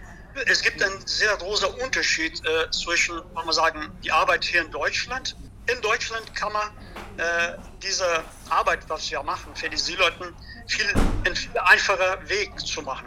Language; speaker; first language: German; non-native, learner; Portuguese